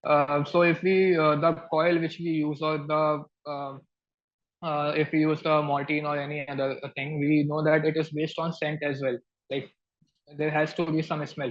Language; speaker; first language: English; non-native, local second language; Hindi